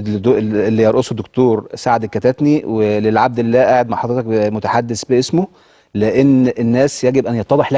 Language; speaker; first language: Arabic; native; Arabic